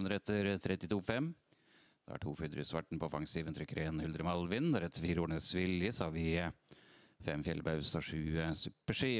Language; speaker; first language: Norwegian; native; Norwegian